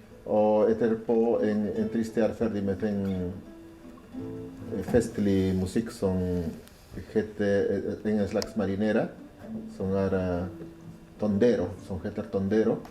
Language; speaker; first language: Swedish; non-native, learner; Spanish